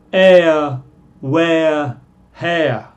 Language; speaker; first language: English; non-native, fluent; Spanish